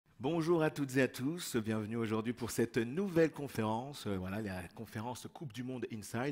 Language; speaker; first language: French; native; French